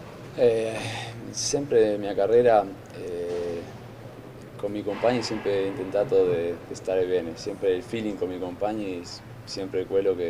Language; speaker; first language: Italian; non-native, fluent; Spanish